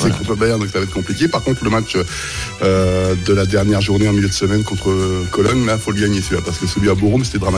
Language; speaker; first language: French; native; French